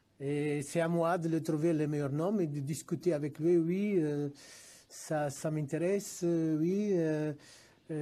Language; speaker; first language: French; non-native, fluent; Portuguese